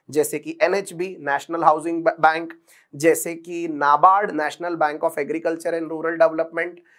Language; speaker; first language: Hindi; non-native, local second language; Marathi